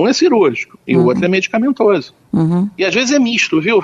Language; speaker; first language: Portuguese; native; Portuguese